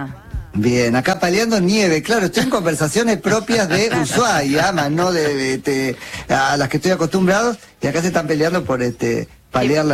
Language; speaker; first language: Spanish; native; Spanish